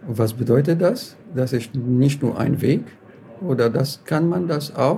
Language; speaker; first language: German; non-native, learner; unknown